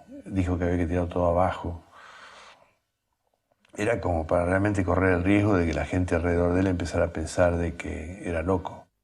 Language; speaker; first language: Spanish; native; Spanish